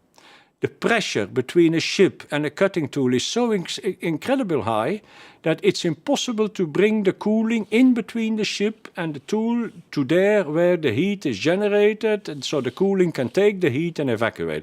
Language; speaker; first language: English; non-native, fluent; Dutch